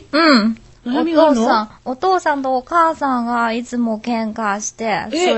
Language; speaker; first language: Japanese; non-native, learner; Chinese